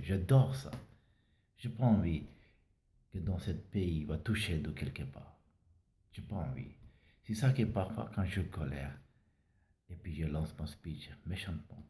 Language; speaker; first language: French; non-native, learner; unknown